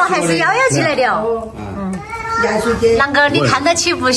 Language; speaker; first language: Chinese; native; Chinese